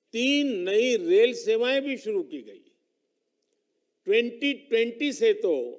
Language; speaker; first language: Hindi; non-native, local second language; Gujarati